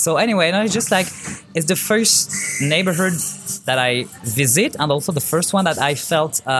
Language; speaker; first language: English; non-native, fluent; French